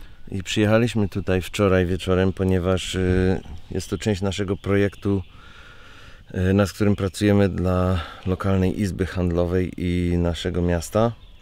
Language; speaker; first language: Polish; native; Polish